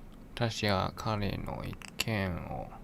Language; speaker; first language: Japanese; non-native, learner; English